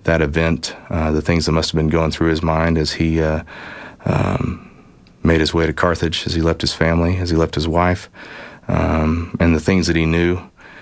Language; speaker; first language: English; native; English